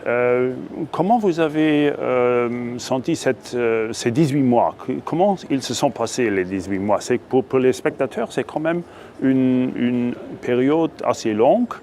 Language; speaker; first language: French; non-native, local second language; Luxembourgish